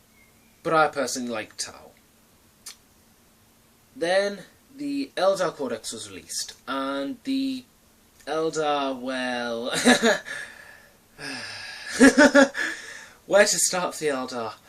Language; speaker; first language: English; native; English